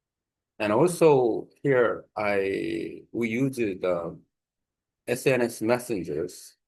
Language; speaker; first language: English; non-native, learner; Korean